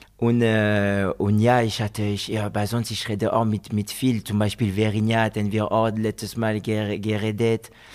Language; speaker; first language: German; non-native, fluent; French